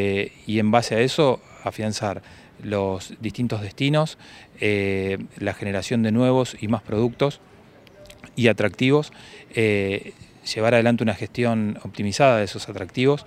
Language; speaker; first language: Spanish; native; Spanish